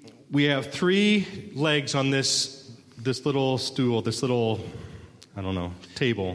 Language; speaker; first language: English; native; English